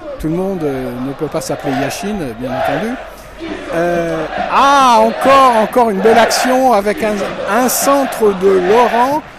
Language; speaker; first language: French; native; French